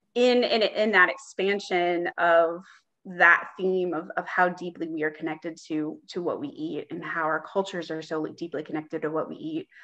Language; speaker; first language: English; native; English